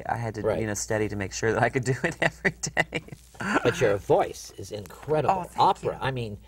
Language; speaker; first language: English; native; English